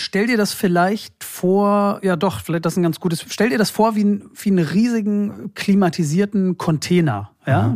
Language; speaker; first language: German; native; German